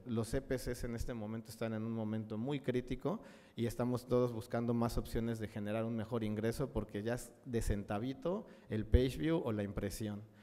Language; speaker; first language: Spanish; native; Spanish